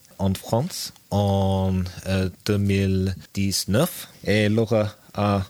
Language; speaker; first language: French; non-native, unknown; English